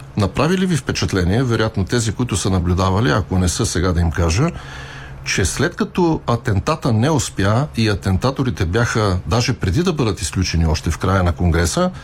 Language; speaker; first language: Bulgarian; native; Bulgarian